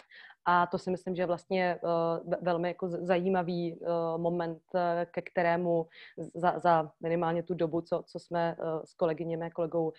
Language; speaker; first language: Czech; native; Czech